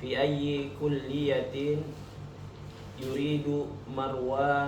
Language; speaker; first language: Arabic; non-native, learner; Indonesian